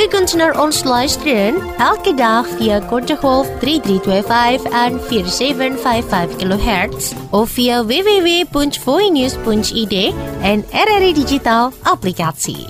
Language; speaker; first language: Dutch; non-native, fluent; Indonesian